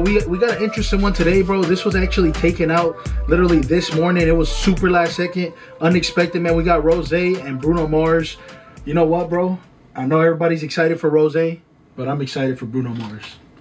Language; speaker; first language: English; early bilingual, other home language; Spanish